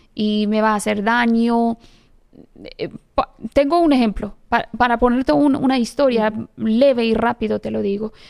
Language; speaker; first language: Spanish; non-native, fluent; Persian